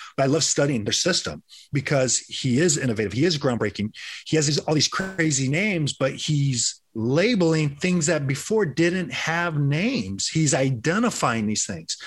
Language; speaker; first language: English; early bilingual, other home language; Filipino